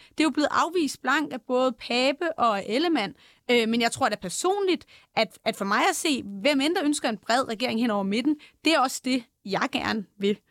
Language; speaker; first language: Danish; native; Danish